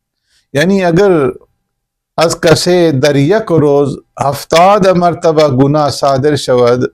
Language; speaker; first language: Persian; non-native, fluent; Urdu